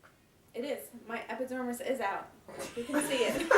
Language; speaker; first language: English; native; English